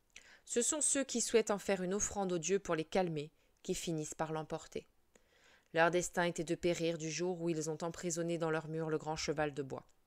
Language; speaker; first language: French; native; French